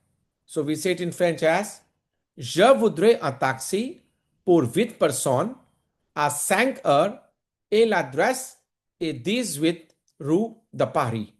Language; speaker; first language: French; non-native, fluent; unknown